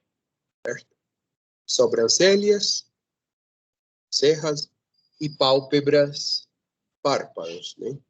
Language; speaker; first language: Portuguese; non-native, fluent; Spanish